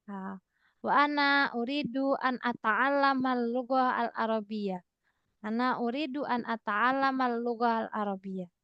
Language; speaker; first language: Arabic; non-native, fluent; Indonesian